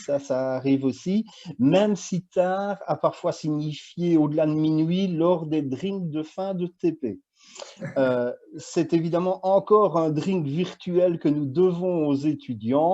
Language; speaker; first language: French; native; French